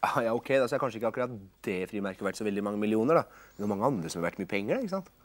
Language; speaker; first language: Norwegian; native; Norwegian